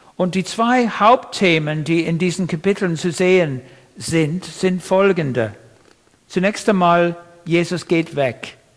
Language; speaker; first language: German; non-native, fluent; English